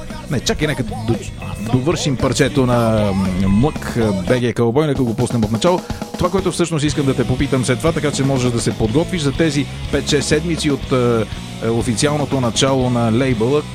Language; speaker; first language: Bulgarian; native; Bulgarian